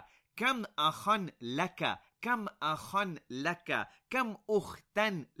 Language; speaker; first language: Arabic; non-native, fluent; English